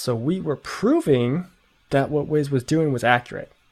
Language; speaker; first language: English; native; English